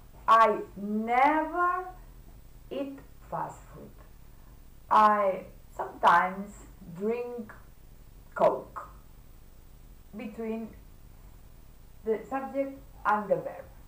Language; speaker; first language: English; non-native, fluent; Catalan